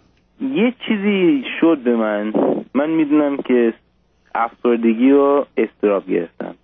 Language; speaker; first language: Persian; early bilingual, heritage; Persian